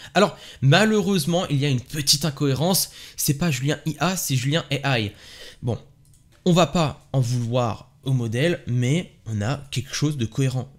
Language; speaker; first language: French; native; French